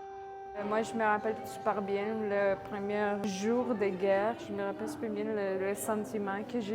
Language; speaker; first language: French; non-native, fluent; Ukrainian